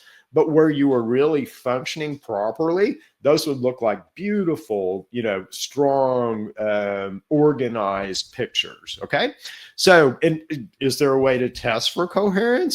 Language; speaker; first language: English; native; English